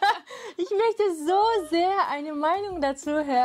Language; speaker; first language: German; non-native, fluent; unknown